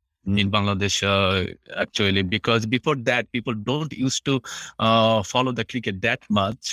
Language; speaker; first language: English; non-native, local second language; Bangla